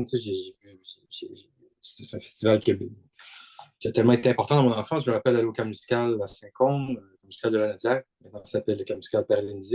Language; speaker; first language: French; native; French